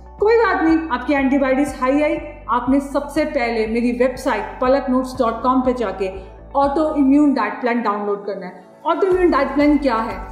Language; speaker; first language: Hindi; native; Hindi